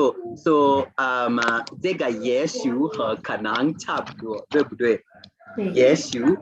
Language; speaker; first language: Chinese; non-native, fluent; Swahili